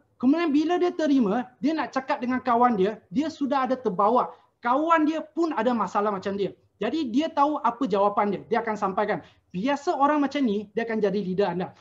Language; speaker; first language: Malay; non-native, local second language; Chinese